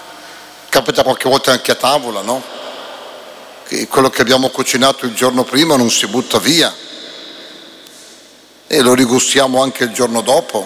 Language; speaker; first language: Italian; native; Italian